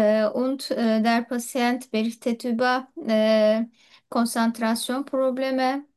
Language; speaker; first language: German; non-native, learner; Turkish